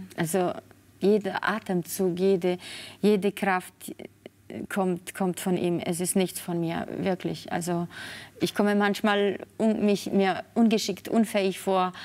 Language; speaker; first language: German; non-native, fluent; Spanish